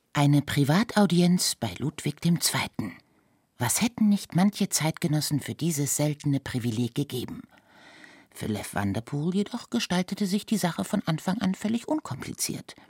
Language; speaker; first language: German; native; German